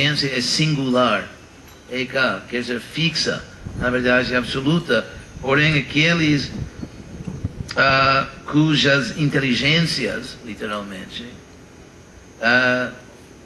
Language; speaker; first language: Portuguese; non-native, fluent; English